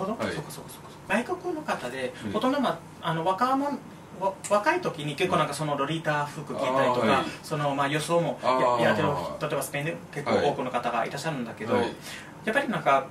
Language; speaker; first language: Japanese; non-native, fluent; Spanish